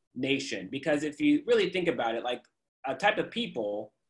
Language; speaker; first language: English; native; English